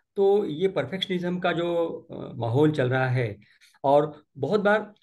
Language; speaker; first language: Hindi; non-native, local second language; Marathi